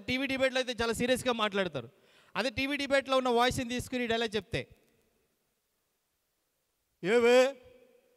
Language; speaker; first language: Telugu; native; Telugu